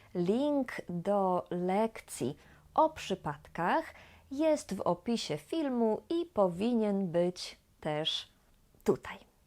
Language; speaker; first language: Polish; native; Polish